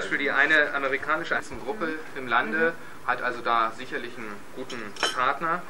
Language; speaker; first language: German; native; German